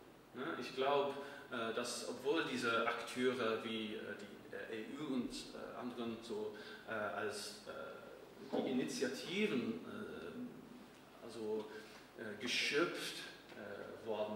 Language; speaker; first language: German; non-native, fluent; English